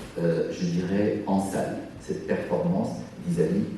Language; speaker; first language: French; non-native, local second language; Arabic